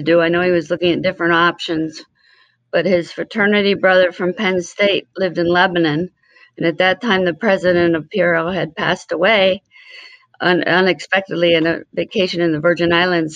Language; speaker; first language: English; early bilingual, other home language; Spanish